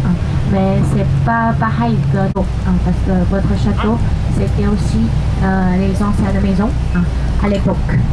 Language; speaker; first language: French; non-native, fluent; Chinese